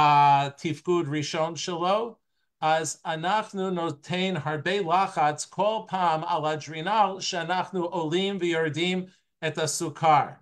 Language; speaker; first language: Hebrew; non-native, fluent; English